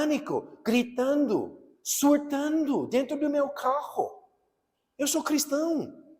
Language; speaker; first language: Portuguese; non-native, fluent; English